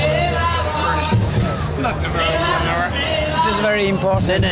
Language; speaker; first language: English; non-native, learner; Hungarian